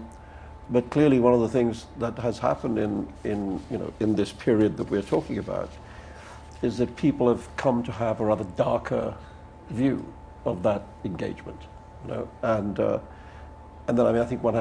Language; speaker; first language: English; non-native, local second language; Urdu